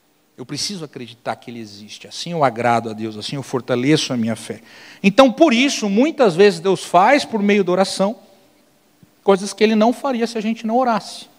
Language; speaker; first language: Portuguese; native; Portuguese